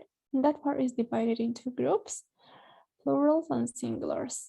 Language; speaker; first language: English; non-native, fluent; Spanish